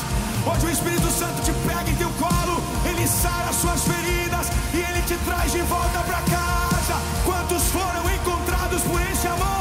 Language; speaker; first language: Portuguese; native; Portuguese